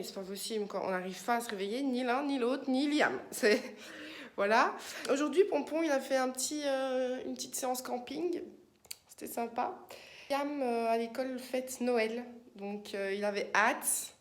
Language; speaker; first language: French; native; French